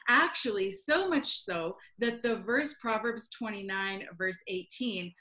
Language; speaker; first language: English; native; English